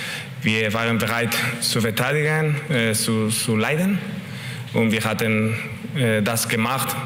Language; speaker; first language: German; non-native, learner; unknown